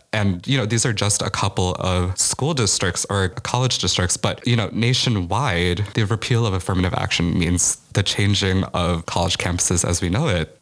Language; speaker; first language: English; native; English